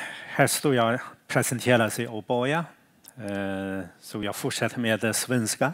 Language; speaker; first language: Swedish; non-native, fluent; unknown